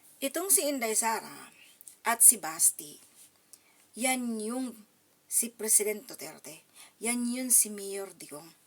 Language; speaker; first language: Filipino; non-native, local second language; Cebuano